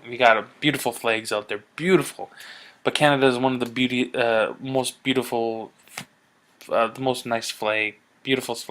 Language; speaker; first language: English; native; English